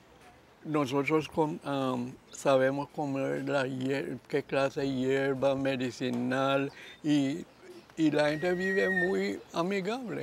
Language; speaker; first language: Spanish; non-native, local second language; English